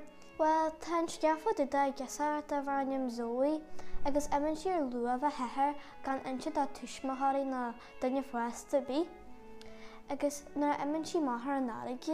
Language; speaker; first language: Irish; native; Irish